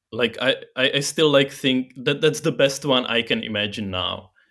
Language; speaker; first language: English; non-native, fluent; Czech